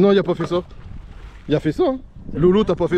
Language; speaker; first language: French; native; French